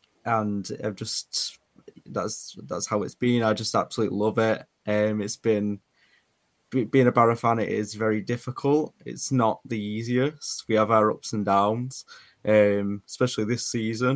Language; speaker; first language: English; native; English